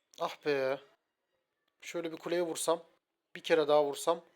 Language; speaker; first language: Turkish; native; Turkish